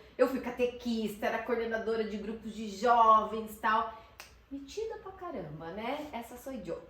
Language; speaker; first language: Portuguese; early bilingual, heritage; Portuguese